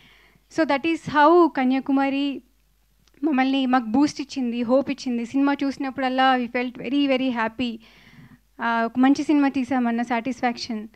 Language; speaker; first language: Telugu; non-native, fluent; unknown